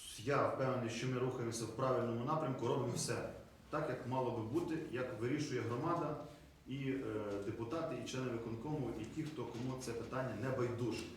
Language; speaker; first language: Ukrainian; native; Ukrainian